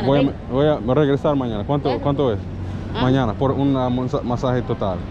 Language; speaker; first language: Spanish; non-native, learner; English